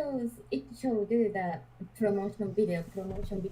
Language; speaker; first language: English; non-native, learner; Japanese